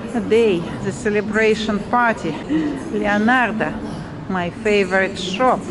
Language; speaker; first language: English; non-native, fluent; Russian